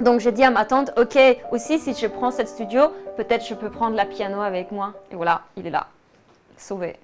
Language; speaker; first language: French; non-native, fluent; Danish